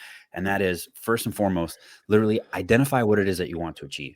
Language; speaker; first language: English; native; English